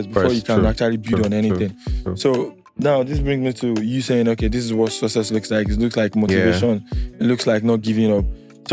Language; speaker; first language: English; non-native, local second language; Yoruba